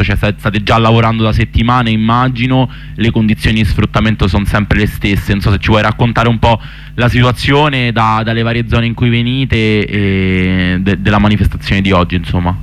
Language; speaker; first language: Italian; native; Italian